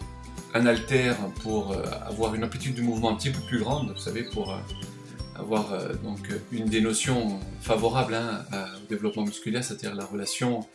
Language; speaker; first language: French; native; French